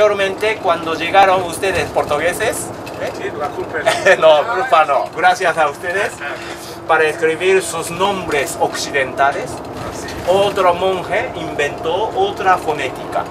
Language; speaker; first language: Spanish; non-native, learner; Japanese